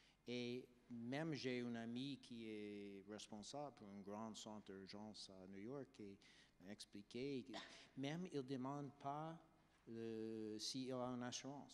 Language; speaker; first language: French; non-native, fluent; English